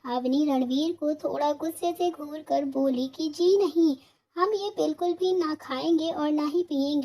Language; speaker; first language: Hindi; native; Hindi